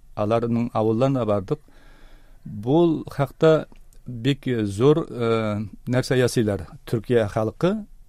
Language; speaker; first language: Tatar; early bilingual, heritage; Tatar